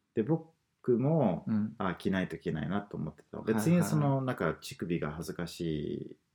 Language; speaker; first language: Japanese; non-native, fluent; English